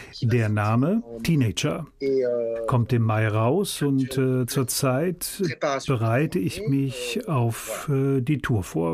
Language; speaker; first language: German; non-native, fluent; French